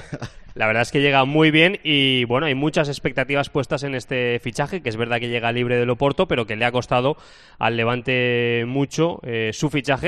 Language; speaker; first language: Spanish; native; Spanish